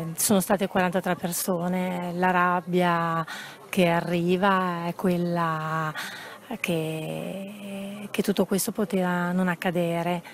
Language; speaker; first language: Italian; native; Italian